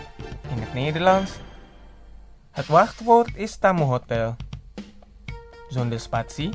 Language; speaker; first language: Dutch; non-native, learner; Indonesian